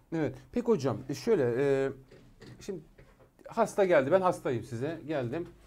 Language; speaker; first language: Turkish; native; Turkish